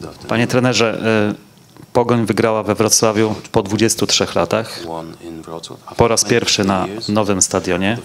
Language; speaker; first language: Polish; native; Polish